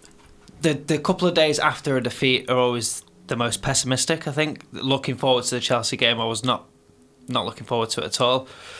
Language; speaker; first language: English; native; English